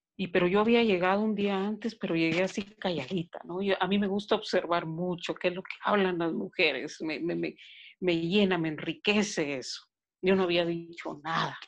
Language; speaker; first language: Spanish; native; Spanish